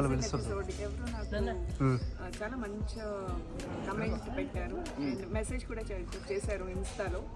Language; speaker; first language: Telugu; non-native, learner; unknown